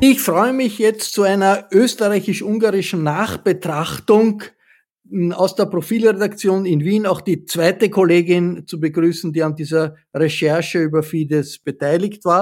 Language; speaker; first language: German; native; German